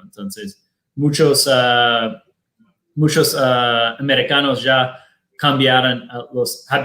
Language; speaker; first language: Spanish; non-native, fluent; Portuguese